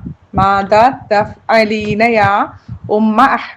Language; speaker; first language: Arabic; non-native, fluent; Malayalam